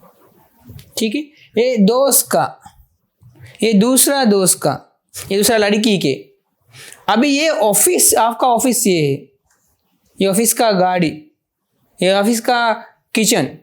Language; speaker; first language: Hindi; non-native, fluent; Sinhala